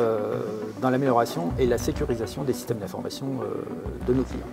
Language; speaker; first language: French; native; French